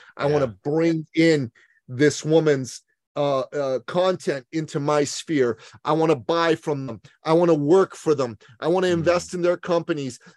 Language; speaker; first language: English; early bilingual, other home language; Persian